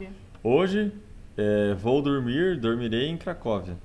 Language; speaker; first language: Portuguese; native; Portuguese